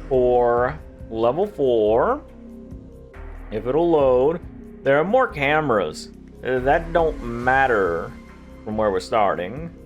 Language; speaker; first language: English; native; English